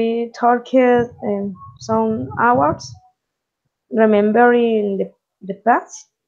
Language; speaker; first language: English; non-native, learner; Spanish